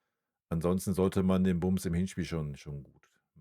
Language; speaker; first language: German; native; German